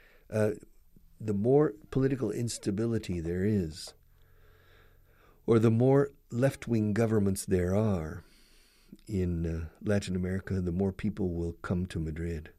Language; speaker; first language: English; native; English